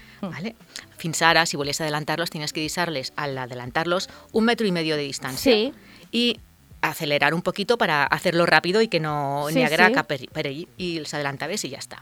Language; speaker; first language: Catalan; non-native, local second language; Spanish